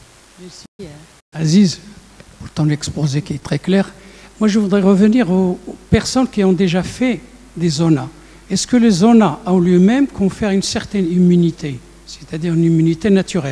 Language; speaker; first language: French; non-native, local second language; Arabic